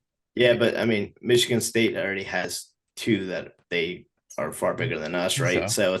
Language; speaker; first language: English; native; English